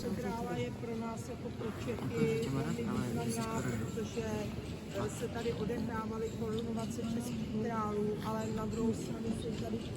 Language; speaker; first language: Czech; native; Czech